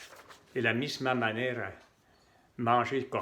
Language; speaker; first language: Spanish; non-native, fluent; French